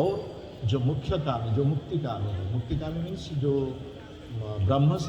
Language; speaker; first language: Hindi; non-native, local second language; Bangla